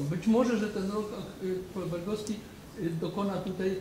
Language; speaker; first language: Polish; native; Polish